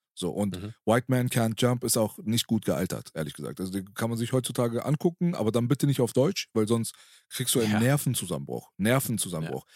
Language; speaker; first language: German; early bilingual, other home language; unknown